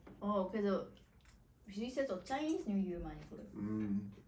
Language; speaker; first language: Korean; non-native, fluent; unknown